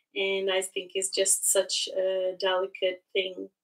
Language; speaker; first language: English; non-native, fluent; Portuguese